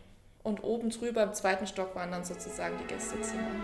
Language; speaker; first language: German; native; German